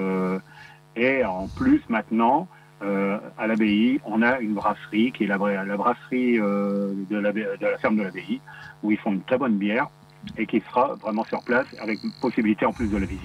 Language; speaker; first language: French; native; French